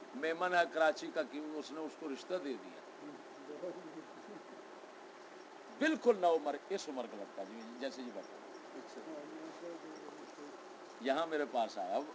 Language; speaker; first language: Urdu; non-native, local second language; Punjabi